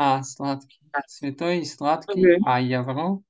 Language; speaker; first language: Russian; native; Russian